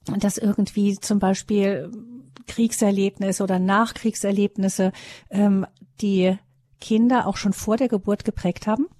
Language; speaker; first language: German; native; German